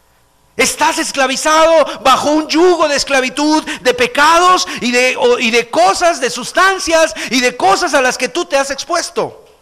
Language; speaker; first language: Spanish; native; Spanish